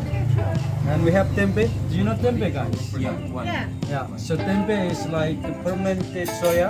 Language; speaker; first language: English; non-native, fluent; Indonesian